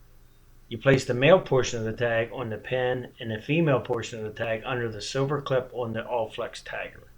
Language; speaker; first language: English; native; English